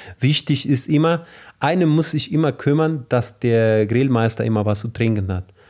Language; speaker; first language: German; non-native, fluent; Spanish